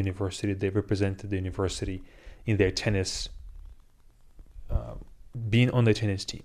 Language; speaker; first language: English; non-native, fluent; Russian